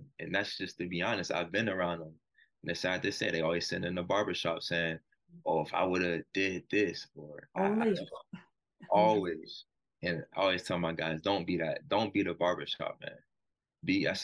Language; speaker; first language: English; native; English